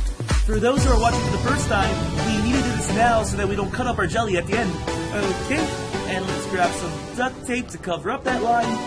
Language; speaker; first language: English; native; English